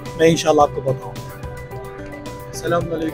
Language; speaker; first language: Hindi; non-native, learner; Turkish